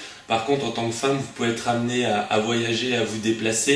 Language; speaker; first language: French; native; French